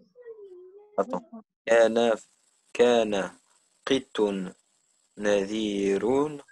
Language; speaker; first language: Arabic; non-native, learner; French